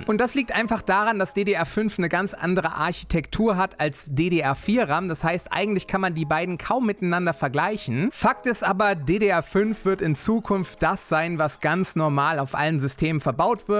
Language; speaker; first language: German; native; German